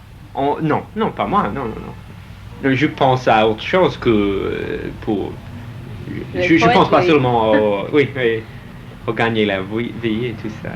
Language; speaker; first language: French; non-native, learner; English